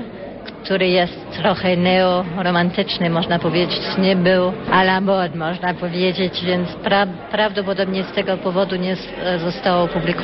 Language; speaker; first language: Polish; early bilingual, heritage; Polish